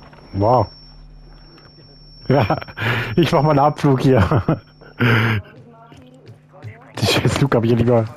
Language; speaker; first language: German; native; German